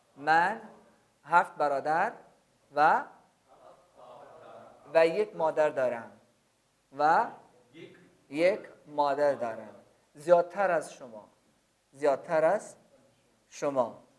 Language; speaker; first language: Persian; non-native, fluent; Urdu